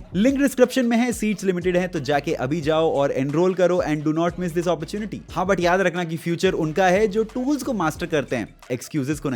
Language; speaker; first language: Hindi; native; Hindi